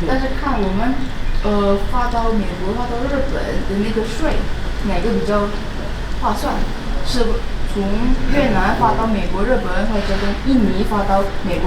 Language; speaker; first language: Chinese; non-native, fluent; Indonesian